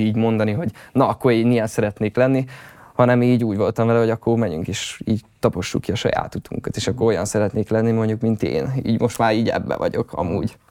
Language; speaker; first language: Hungarian; native; Hungarian